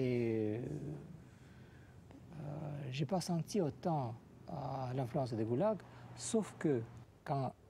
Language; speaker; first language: French; non-native, fluent; Russian